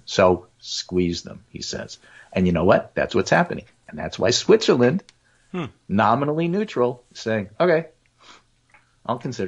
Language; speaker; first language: English; native; English